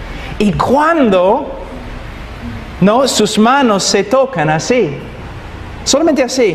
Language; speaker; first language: Spanish; non-native, fluent; English